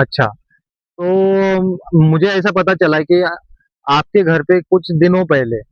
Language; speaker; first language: Hindi; non-native, local second language; Marathi